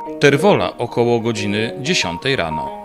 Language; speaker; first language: Polish; native; Polish